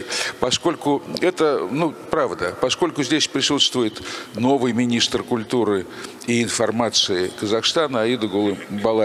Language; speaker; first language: Russian; native; Russian